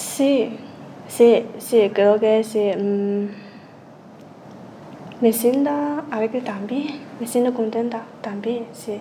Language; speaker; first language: Spanish; non-native, learner; Chinese